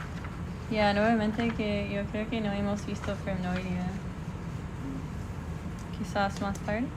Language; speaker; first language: Spanish; non-native, fluent; English